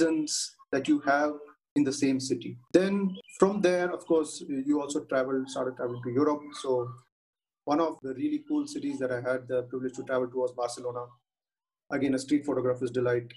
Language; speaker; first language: English; non-native, local second language; Tamil